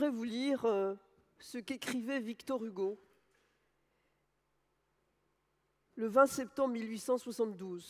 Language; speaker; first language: French; native; French